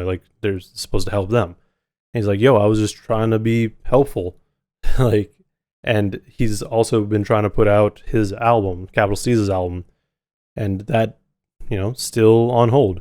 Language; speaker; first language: English; native; English